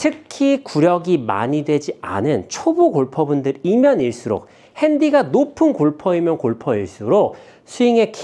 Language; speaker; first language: Korean; native; Korean